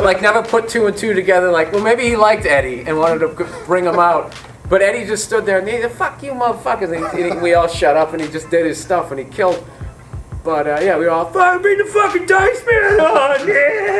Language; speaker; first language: English; native; English